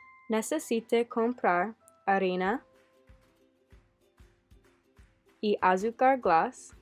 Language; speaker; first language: Spanish; non-native, learner; English